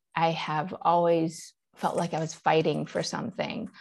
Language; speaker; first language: English; early bilingual, other home language; Persian